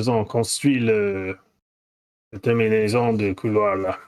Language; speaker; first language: French; non-native, fluent; English